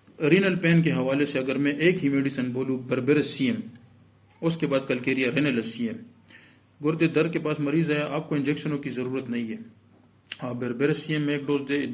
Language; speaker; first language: Urdu; non-native, local second language; Pashto